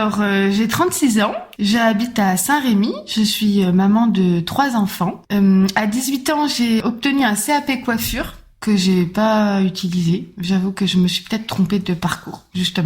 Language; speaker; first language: French; native; French